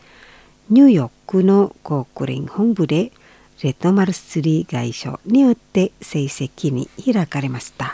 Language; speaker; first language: Japanese; non-native, fluent; Indonesian